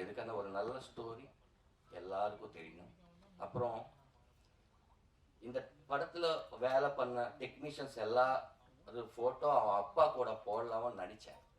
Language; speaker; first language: Tamil; non-native, learner; Telugu